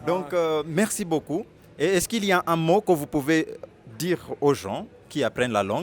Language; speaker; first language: French; non-native, fluent; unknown